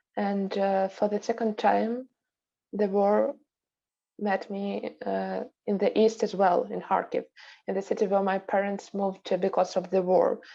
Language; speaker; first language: English; non-native, fluent; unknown